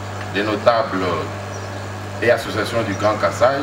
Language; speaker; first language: French; non-native, local second language; Luba-Lulua